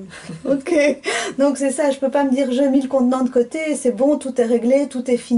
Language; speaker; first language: French; native; French